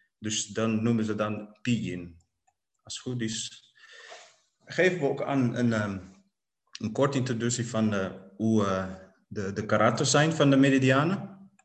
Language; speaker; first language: Dutch; non-native, fluent; Portuguese